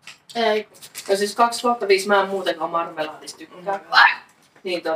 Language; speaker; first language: Finnish; native; Finnish